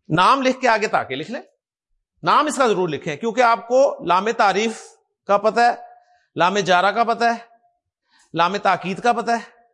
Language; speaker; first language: Urdu; native; Urdu